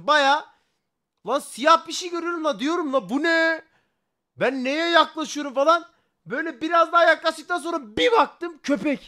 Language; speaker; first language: Turkish; native; Turkish